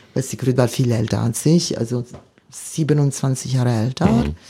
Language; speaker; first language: German; non-native, fluent; Italian